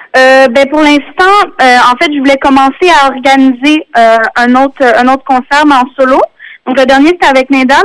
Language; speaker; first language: French; native; French